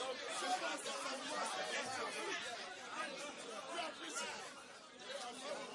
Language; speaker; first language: English; non-native, local second language; Akan